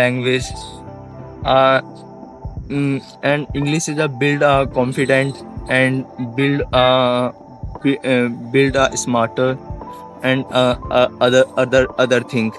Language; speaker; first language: English; non-native, learner; Hindi